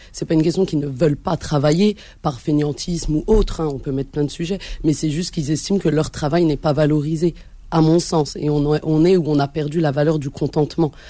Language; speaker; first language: French; early bilingual, other home language; Arabic